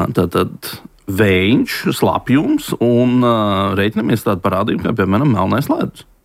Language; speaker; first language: Latvian; native; Latvian